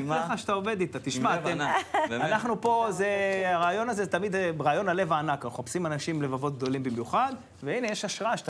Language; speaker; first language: Hebrew; native; Hebrew